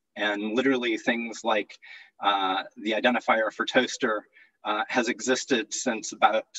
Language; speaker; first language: English; native; English